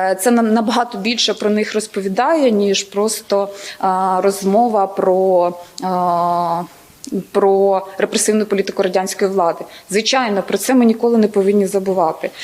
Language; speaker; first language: Ukrainian; native; Ukrainian